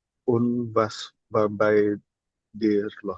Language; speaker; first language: German; non-native, learner; Indonesian